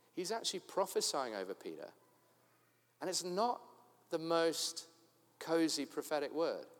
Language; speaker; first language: English; native; English